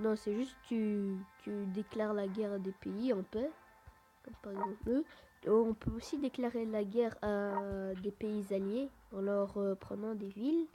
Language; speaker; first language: French; native; French